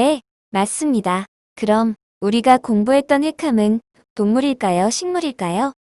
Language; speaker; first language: Korean; native; Korean